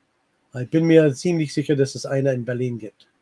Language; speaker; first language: German; non-native, fluent; English